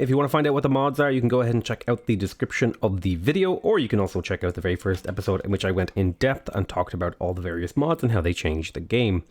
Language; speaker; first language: English; native; English